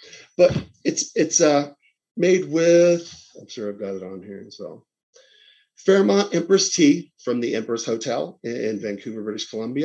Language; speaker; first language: English; native; English